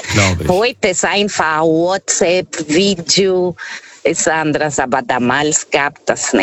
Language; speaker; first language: German; non-native, fluent; Portuguese